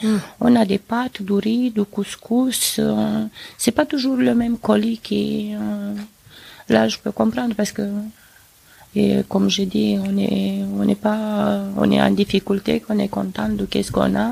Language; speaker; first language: French; non-native, fluent; Romanian